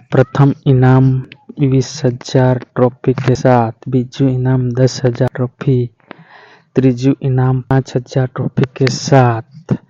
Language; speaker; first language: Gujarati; native; Gujarati